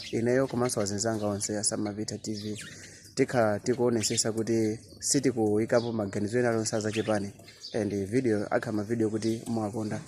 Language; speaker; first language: Nyanja; native; Nyanja